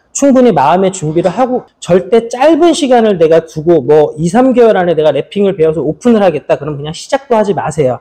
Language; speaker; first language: Korean; native; Korean